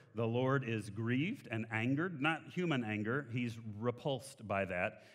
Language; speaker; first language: English; native; English